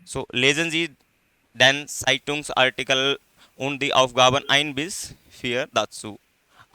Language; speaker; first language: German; non-native, fluent; Hindi